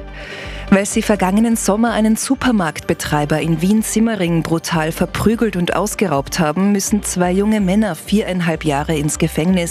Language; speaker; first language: German; native; German